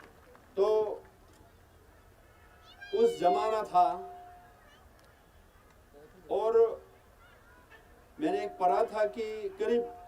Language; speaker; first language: Hindi; non-native, fluent; Tibetan